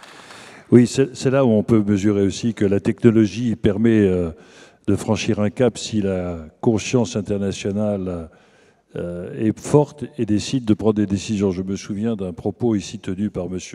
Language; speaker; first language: French; native; French